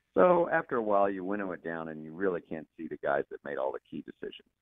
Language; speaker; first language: English; native; English